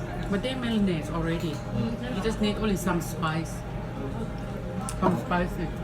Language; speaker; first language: English; non-native, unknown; Thai